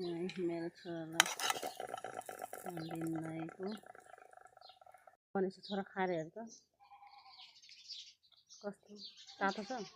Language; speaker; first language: Nepali; non-native, local second language; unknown